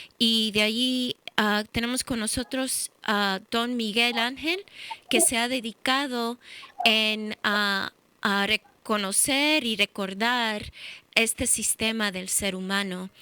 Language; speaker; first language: Spanish; early bilingual, heritage; English